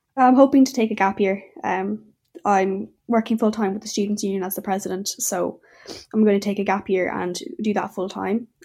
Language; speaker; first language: English; native; English